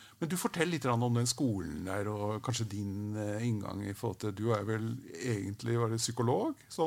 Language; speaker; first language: Norwegian; native; Norwegian